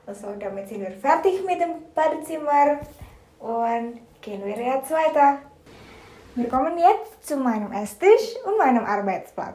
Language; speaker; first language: German; non-native, fluent; Indonesian